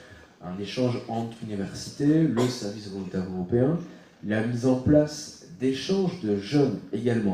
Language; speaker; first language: French; native; French